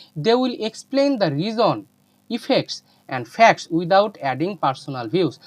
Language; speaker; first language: English; non-native, local second language; Bangla